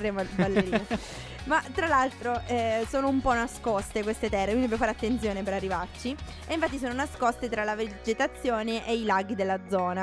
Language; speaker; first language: Italian; native; Italian